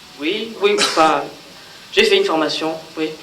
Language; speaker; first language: French; native; French